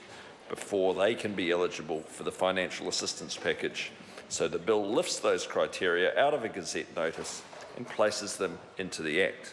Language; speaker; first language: English; native; English